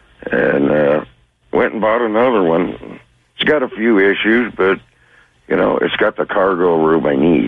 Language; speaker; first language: English; native; English